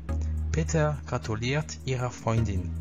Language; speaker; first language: German; non-native, fluent; French